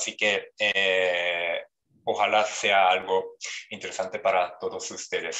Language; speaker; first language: Spanish; non-native, fluent; Japanese